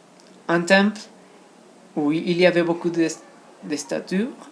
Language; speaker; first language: French; non-native, learner; Spanish